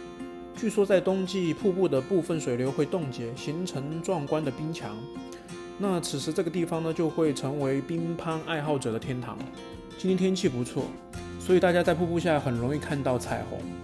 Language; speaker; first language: Chinese; native; Chinese